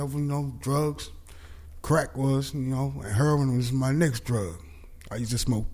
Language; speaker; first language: English; native; English